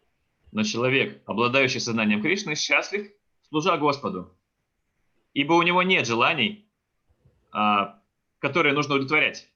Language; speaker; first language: Russian; native; Russian